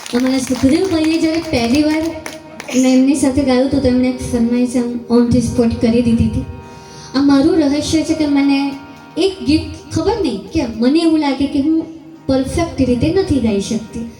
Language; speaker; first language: Gujarati; native; Gujarati